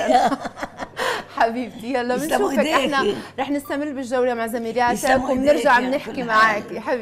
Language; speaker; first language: Arabic; native; Arabic